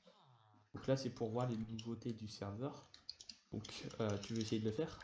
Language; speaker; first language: French; native; French